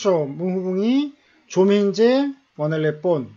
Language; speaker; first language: Korean; native; Korean